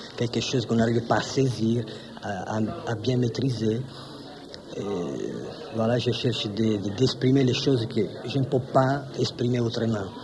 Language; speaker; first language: French; non-native, fluent; Italian